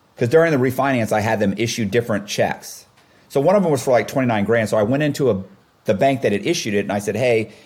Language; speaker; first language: English; native; English